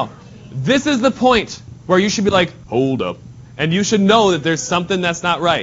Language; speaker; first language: English; native; English